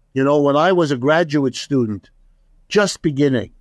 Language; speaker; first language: English; early bilingual, other home language; German